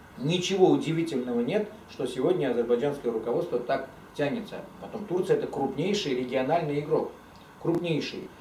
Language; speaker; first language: Russian; non-native, local second language; Armenian